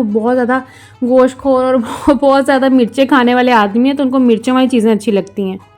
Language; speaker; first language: Hindi; non-native, local second language; Punjabi